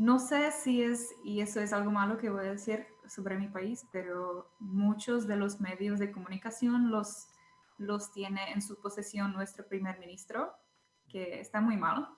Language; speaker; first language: Spanish; non-native, fluent; Czech